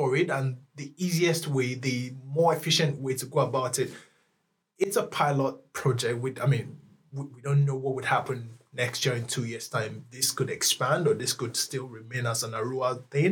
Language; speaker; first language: English; non-native, local second language; Yoruba